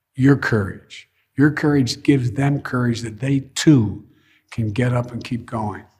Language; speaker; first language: English; native; English